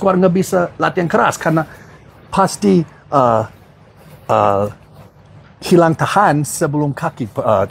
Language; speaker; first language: Indonesian; non-native, fluent; English